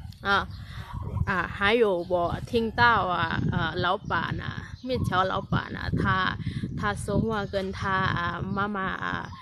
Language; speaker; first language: Chinese; non-native, learner; Thai